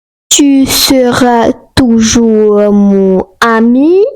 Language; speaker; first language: French; non-native, fluent; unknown